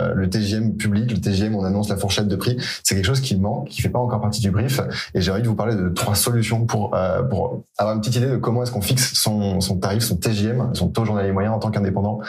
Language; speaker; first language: French; native; French